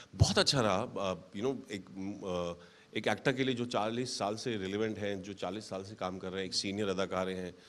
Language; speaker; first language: Hindi; native; Hindi